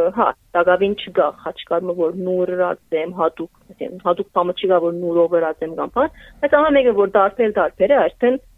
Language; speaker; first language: Armenian; early bilingual, heritage; Armenian